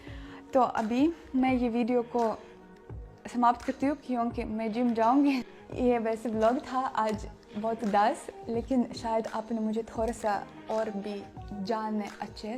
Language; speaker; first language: Hindi; non-native, fluent; Russian